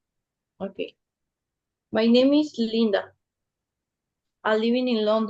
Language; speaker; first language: English; non-native, learner; Spanish